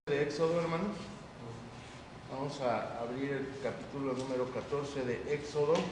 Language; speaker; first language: Spanish; native; Spanish